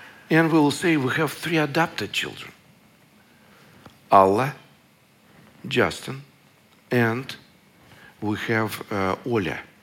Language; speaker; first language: English; non-native, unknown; Russian